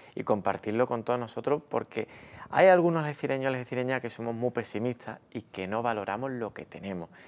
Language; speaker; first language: Spanish; native; Spanish